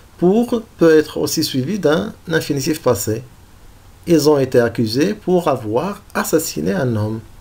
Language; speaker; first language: French; non-native, local second language; Arabic